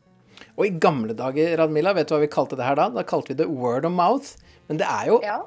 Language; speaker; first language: Norwegian; native; Norwegian